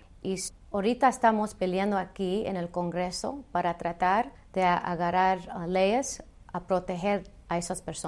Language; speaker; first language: Spanish; early bilingual, heritage; Spanish